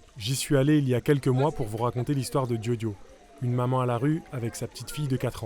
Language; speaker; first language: French; native; French